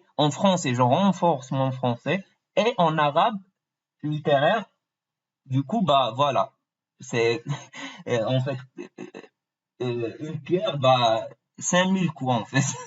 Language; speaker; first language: French; non-native, fluent; Arabic